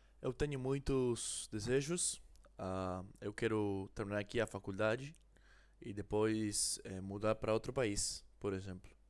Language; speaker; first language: Portuguese; non-native, learner; Spanish